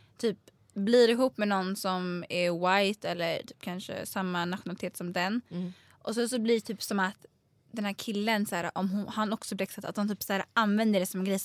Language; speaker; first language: Swedish; early bilingual, other home language; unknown